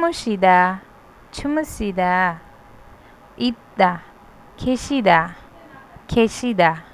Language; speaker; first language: Korean; non-native, fluent; Hindi